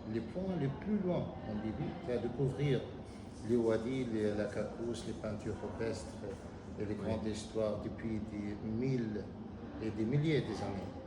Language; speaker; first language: French; non-native, fluent; Arabic